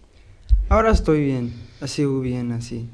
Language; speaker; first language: Spanish; non-native, learner; Arabic